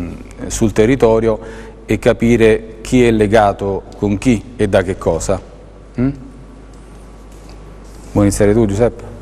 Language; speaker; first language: Italian; native; Italian